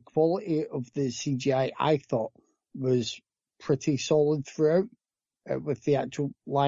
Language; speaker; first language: English; native; English